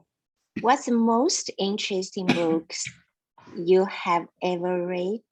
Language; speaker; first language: English; non-native, learner; Chinese